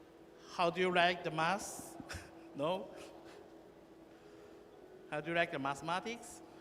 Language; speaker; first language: English; non-native, learner; Japanese